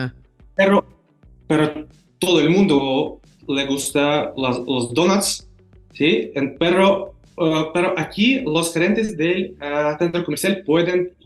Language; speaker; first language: Spanish; non-native, fluent; Russian